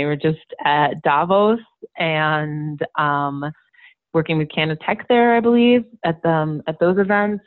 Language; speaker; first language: English; native; English